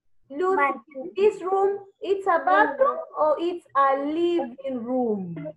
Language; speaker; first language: English; non-native, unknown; Spanish